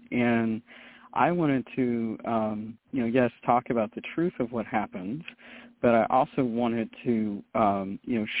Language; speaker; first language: English; native; English